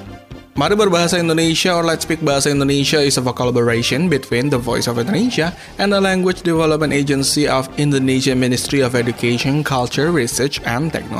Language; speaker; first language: English; non-native, local second language; Indonesian